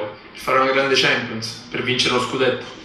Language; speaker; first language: Italian; native; Italian